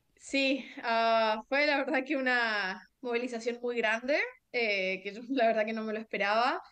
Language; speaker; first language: Spanish; native; Spanish